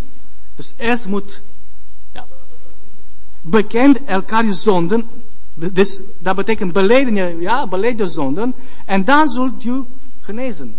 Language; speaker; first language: Dutch; non-native, learner; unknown